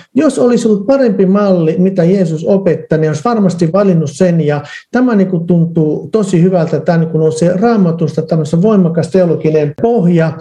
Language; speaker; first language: Finnish; native; Finnish